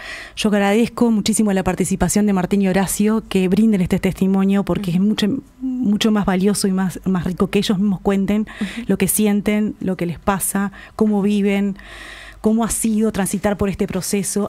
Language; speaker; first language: Spanish; native; Spanish